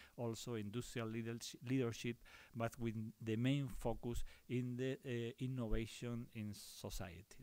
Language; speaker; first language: English; non-native, fluent; Spanish